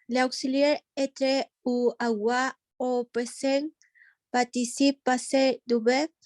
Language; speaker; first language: French; non-native, learner; Spanish